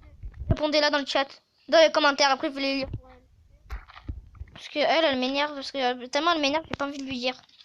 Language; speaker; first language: French; native; French